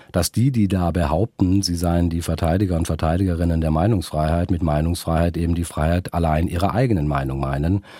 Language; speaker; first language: German; native; German